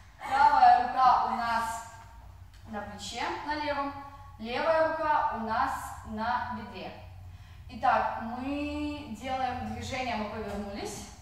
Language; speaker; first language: Russian; non-native, fluent; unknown